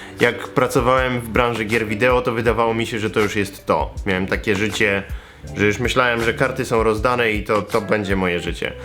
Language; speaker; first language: Polish; native; Polish